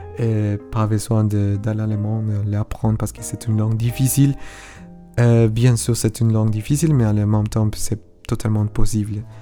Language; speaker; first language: French; non-native, learner; Spanish